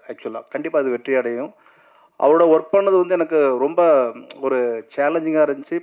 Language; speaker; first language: Tamil; native; Tamil